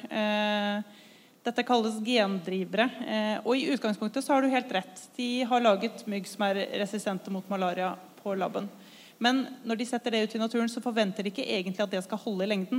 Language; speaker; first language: Norwegian; native; Norwegian